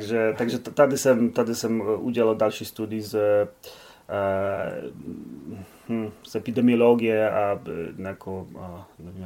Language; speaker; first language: Czech; non-native, learner; Polish